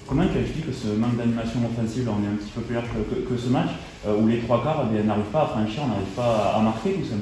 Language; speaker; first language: French; native; French